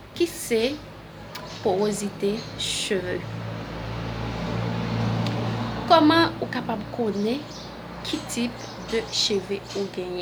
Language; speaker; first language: French; non-native, local second language; Haitian Creole